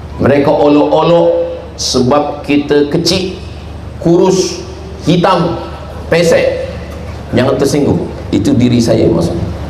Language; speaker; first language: Malay; native; Malay